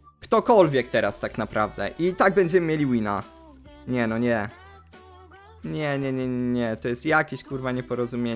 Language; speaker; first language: Polish; native; Polish